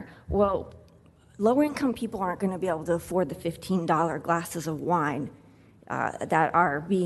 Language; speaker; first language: English; native; English